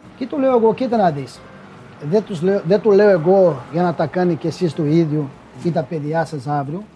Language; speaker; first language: Greek; non-native, fluent; Portuguese